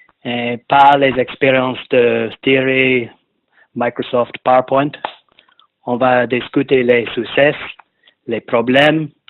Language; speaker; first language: French; non-native, fluent; English